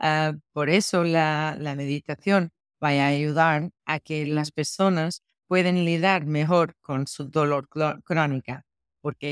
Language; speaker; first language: Spanish; non-native, fluent; Portuguese